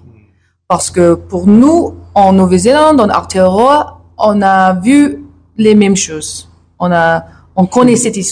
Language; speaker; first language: French; non-native, learner; English